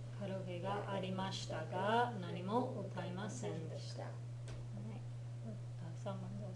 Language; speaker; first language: Japanese; non-native, fluent; English